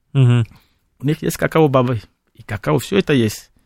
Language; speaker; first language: Russian; non-native, fluent; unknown